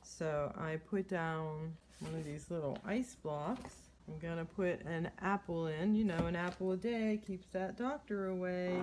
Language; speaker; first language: English; native; English